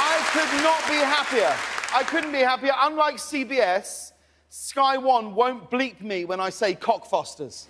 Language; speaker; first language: English; native; English